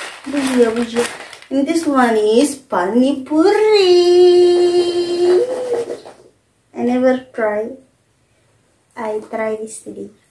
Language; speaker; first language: English; non-native, learner; Indonesian